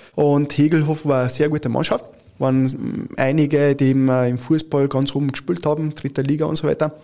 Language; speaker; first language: German; early bilingual, other home language; Italian